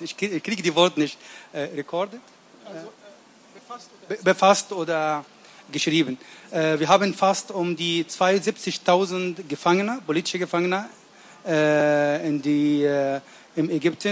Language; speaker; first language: German; non-native, learner; Arabic